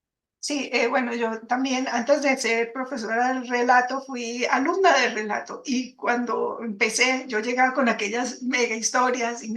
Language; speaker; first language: Spanish; native; Spanish